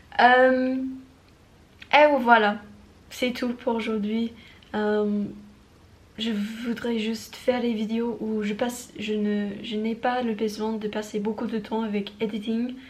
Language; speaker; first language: French; non-native, learner; English